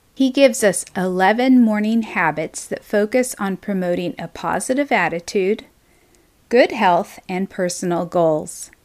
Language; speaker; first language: English; native; English